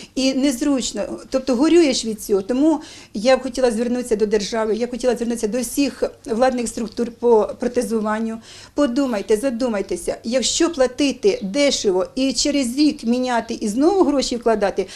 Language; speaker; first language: Ukrainian; native; Ukrainian